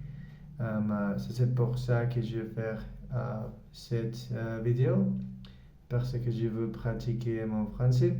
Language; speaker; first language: French; non-native, learner; Spanish